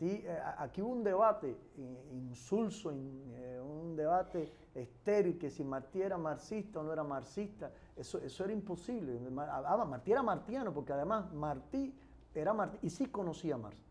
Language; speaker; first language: Spanish; native; Spanish